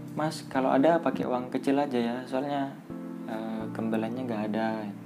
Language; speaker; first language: Indonesian; non-native, local second language; Madurese